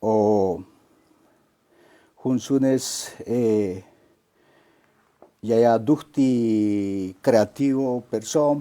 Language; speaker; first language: Danish; non-native, learner; Spanish